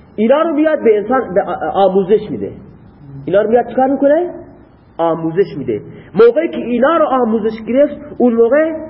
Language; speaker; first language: Persian; non-native, local second language; Baluchi